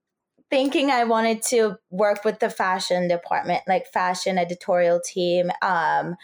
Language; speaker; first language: English; non-native, fluent; Turkish